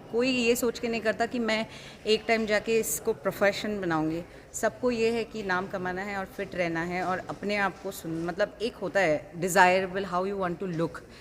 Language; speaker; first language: Hindi; non-native, local second language; Assamese